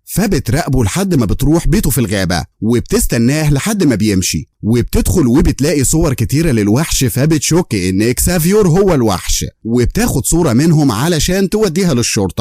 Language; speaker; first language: Arabic; native; Arabic